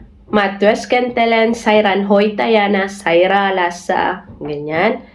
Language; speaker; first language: Finnish; non-native, learner; Filipino